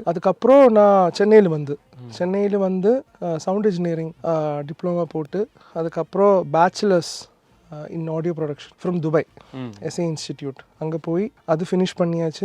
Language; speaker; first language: Tamil; non-native, learner; Malayalam